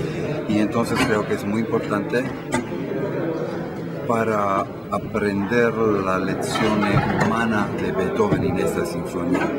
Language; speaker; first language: Spanish; non-native, fluent; Italian